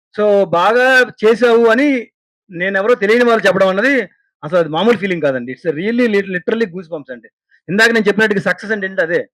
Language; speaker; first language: Telugu; native; Telugu